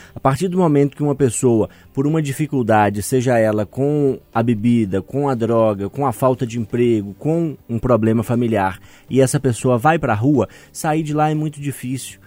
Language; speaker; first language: Portuguese; native; Portuguese